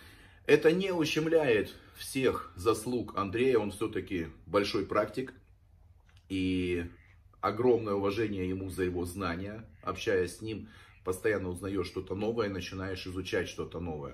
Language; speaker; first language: Russian; native; Russian